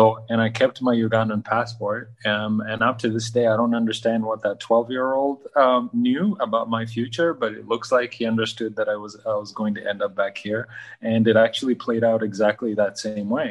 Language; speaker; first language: English; early bilingual, other home language; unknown